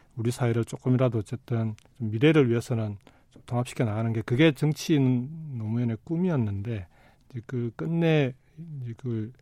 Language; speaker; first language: Korean; native; Korean